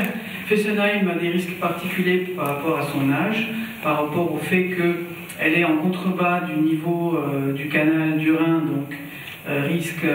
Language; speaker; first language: French; native; French